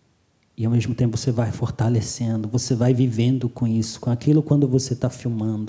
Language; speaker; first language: Portuguese; non-native, local second language; Guarani